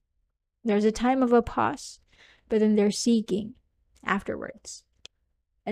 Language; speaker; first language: English; non-native, local second language; Cebuano